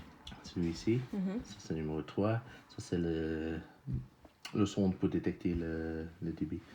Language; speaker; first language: French; non-native, fluent; Dutch